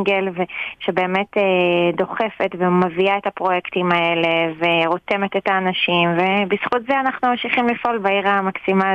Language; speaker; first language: Hebrew; native; Hebrew